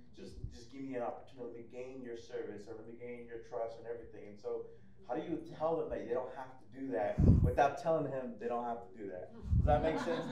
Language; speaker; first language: English; native; English